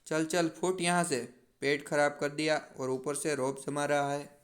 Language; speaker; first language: Hindi; non-native, local second language; Gujarati